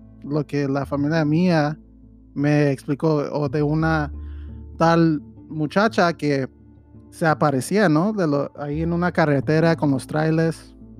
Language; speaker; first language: Spanish; early bilingual, heritage; Spanish